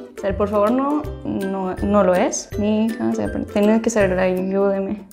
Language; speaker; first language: Spanish; non-native, fluent; German